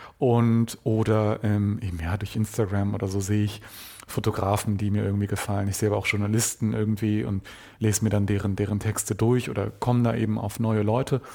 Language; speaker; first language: German; native; German